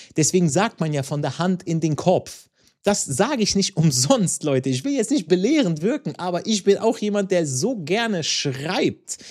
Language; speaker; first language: German; non-native, fluent; Italian